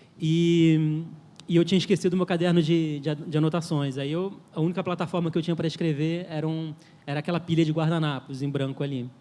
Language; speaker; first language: Portuguese; early bilingual, other home language; French